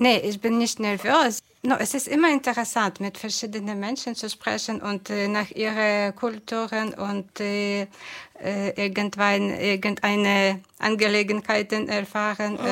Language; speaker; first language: German; non-native, fluent; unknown